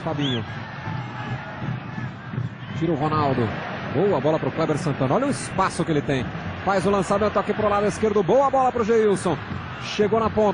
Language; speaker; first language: Portuguese; native; Portuguese